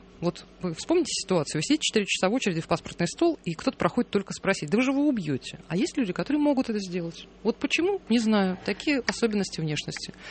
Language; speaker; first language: Russian; native; Russian